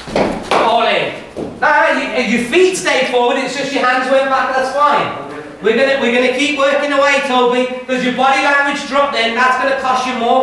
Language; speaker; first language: English; native; English